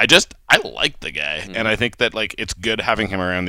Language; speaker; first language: English; native; English